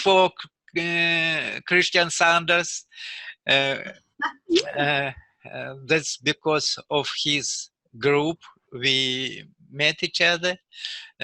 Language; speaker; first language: English; non-native, learner; Russian